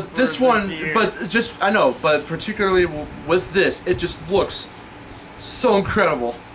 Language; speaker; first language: English; native; English